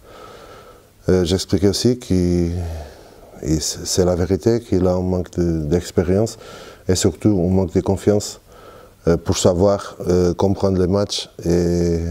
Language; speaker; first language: French; non-native, fluent; Portuguese